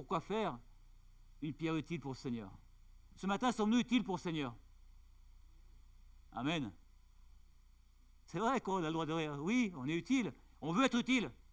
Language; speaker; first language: French; native; French